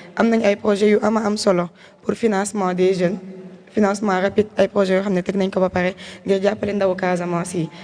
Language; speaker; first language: Wolof; non-native, local second language; Jola-Fonyi